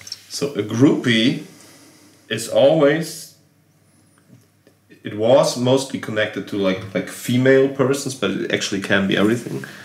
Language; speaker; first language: English; non-native, fluent; German